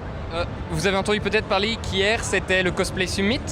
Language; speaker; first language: French; native; French